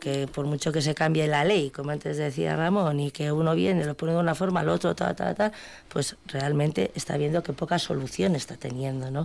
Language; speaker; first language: Spanish; native; Spanish